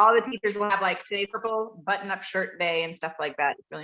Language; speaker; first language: English; native; English